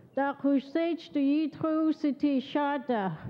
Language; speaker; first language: English; native; English